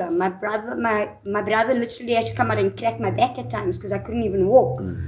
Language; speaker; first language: English; native; English